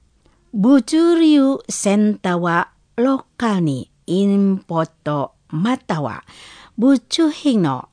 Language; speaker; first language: Japanese; non-native, fluent; Indonesian